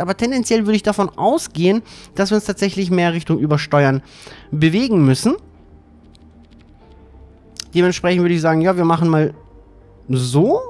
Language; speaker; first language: German; native; German